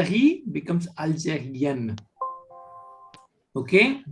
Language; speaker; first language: French; non-native, fluent; Hindi